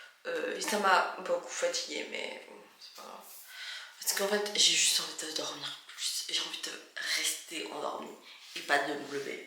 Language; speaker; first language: French; native; French